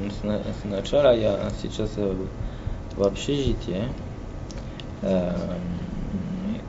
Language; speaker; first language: Russian; non-native, learner; French